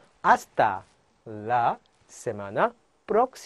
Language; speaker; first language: Spanish; non-native, fluent; Korean